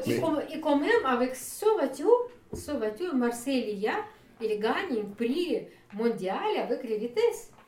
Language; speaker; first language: French; non-native, fluent; Russian